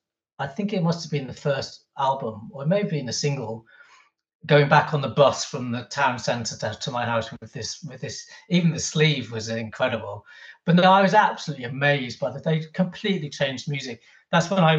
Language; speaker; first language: English; native; English